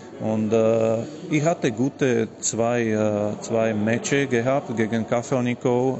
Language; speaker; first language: German; non-native, learner; Slovak